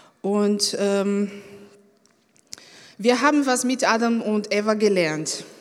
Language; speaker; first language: German; non-native, fluent; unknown